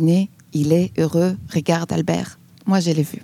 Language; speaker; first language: French; non-native, fluent; Greek